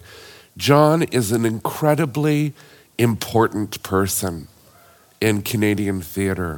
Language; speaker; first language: English; native; English